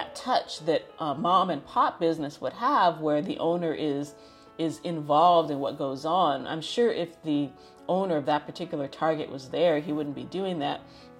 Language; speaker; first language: English; native; English